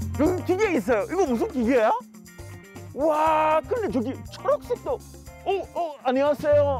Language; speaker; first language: Korean; non-native, fluent; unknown